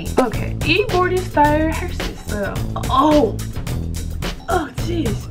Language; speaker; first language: Korean; non-native, fluent; English